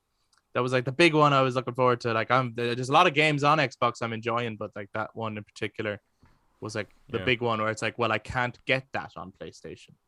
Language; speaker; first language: English; native; English